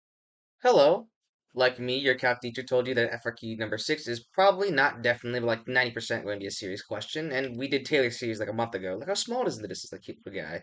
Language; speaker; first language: English; native; English